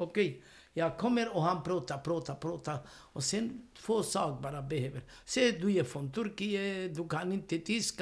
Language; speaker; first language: Swedish; non-native, learner; Romany